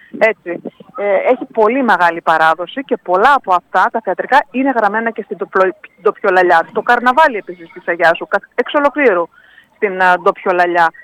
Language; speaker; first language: Greek; native; Greek